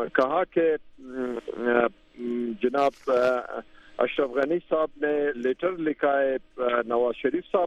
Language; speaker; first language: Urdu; non-native, fluent; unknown